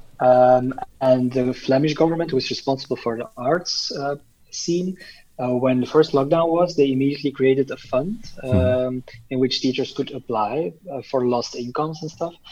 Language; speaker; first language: English; non-native, fluent; Dutch